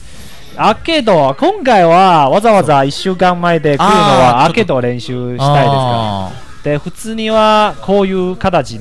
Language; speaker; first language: Japanese; non-native, learner; Chinese